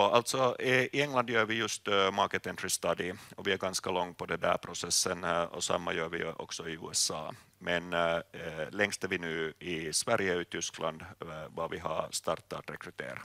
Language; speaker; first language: Swedish; non-native, local second language; Finnish